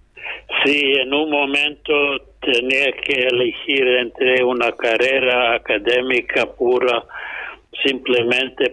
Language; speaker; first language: Spanish; non-native, fluent; English